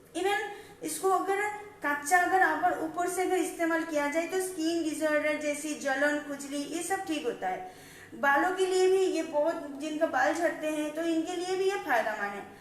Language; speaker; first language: Hindi; non-native, local second language; Marathi